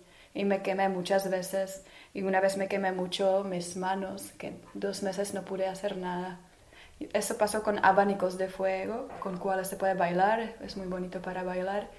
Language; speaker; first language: Spanish; non-native, fluent; Czech